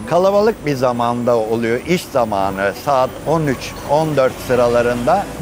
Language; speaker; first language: Turkish; native; Turkish